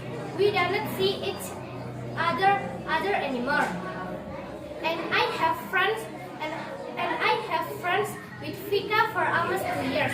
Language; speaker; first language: English; non-native, learner; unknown